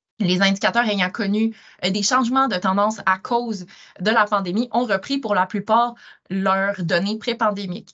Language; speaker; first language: French; native; French